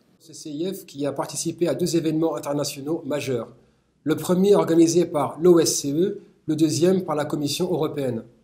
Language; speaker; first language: French; native; French